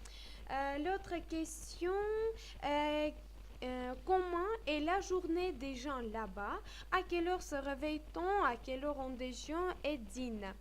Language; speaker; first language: French; non-native, fluent; Armenian